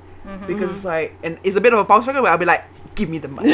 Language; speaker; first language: English; non-native, local second language; Malay